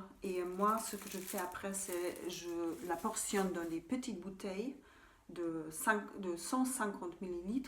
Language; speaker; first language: French; non-native, fluent; German